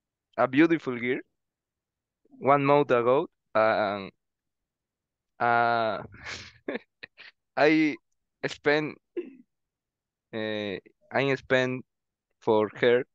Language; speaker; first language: English; non-native, learner; Spanish